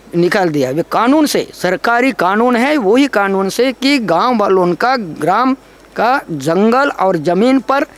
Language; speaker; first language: Hindi; non-native, local second language; Gondi